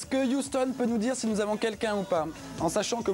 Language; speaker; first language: French; native; French